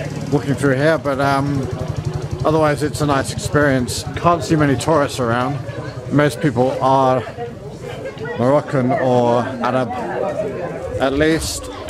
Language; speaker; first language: English; native; English